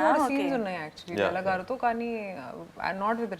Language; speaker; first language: Telugu; non-native, fluent; Hindi